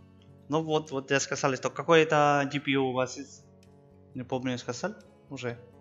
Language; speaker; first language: Russian; non-native, learner; Spanish